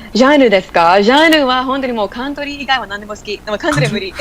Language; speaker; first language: Japanese; non-native, fluent; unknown